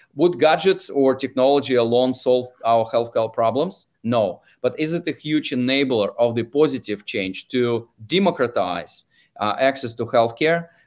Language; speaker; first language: English; non-native, fluent; Russian